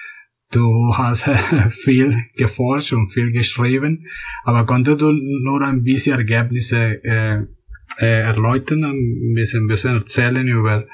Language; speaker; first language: German; non-native, fluent; Spanish